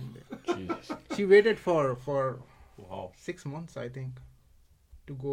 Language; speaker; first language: English; non-native, local second language; Hindi